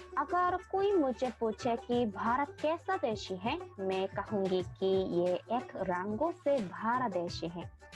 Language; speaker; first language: Hindi; non-native, learner; Korean